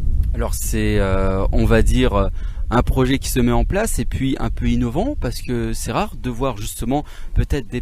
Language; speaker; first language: French; native; French